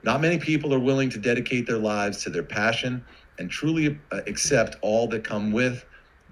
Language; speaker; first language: English; native; English